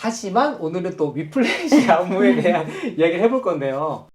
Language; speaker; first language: Korean; native; Korean